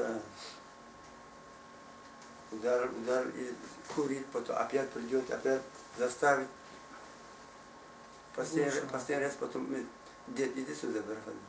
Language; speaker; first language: Russian; non-native, learner; Tajik